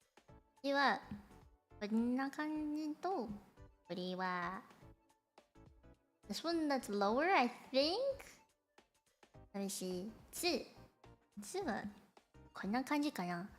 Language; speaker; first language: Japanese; non-native, learner; Cantonese